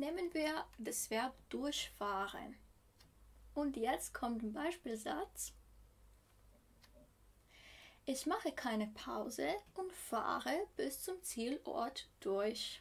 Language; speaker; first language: German; non-native, fluent; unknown